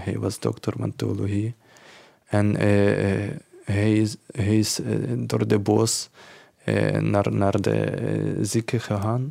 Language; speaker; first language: Dutch; non-native, learner; Ukrainian